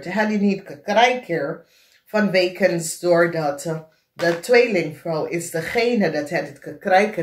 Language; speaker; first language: Dutch; non-native, fluent; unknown